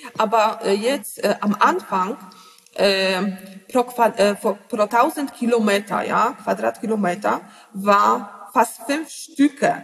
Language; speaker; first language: German; non-native, learner; Polish